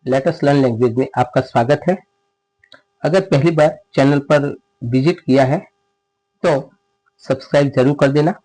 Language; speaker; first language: Hindi; non-native, local second language; Gujarati